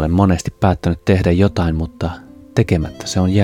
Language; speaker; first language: Finnish; native; Finnish